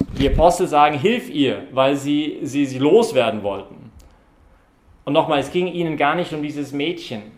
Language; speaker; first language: German; non-native, fluent; English